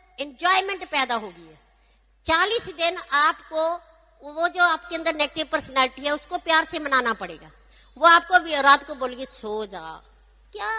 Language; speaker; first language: Hindi; non-native, local second language; Punjabi